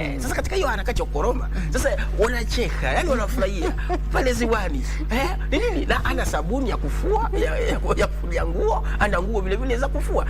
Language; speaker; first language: Swahili; native; Swahili